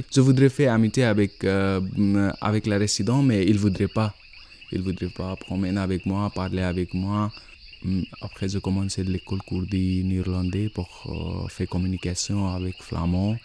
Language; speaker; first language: French; non-native, learner; Nepali